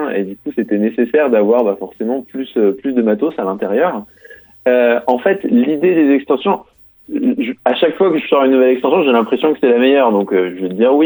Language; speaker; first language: French; native; French